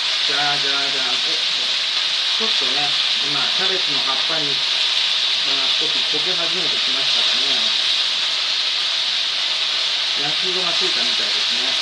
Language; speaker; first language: Japanese; native; Japanese